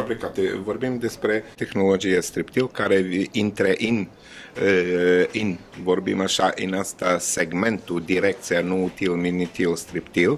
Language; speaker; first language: Romanian; non-native, learner; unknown